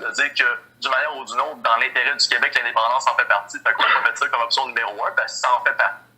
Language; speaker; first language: French; native; French